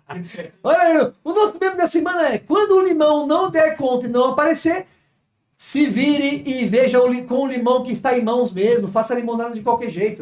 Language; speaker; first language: Portuguese; native; Portuguese